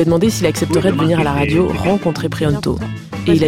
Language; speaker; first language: French; native; French